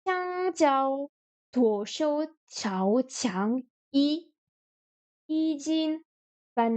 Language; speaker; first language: Chinese; non-native, learner; French